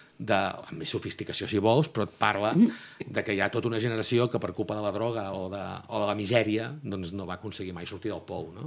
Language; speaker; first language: Catalan; native; Catalan